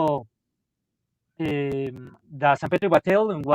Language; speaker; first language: English; non-native, local second language; Spanish